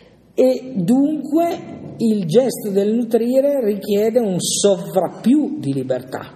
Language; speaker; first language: Italian; native; Italian